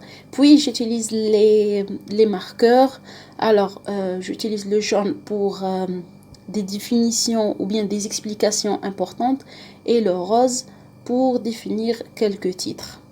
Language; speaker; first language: French; non-native, local second language; Arabic